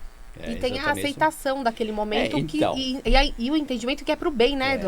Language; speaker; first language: Portuguese; native; Portuguese